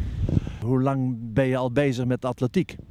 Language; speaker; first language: Dutch; native; Dutch